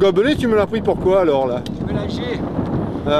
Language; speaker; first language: French; native; French